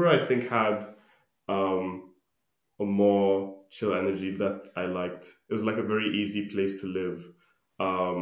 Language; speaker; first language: English; non-native, local second language; Akan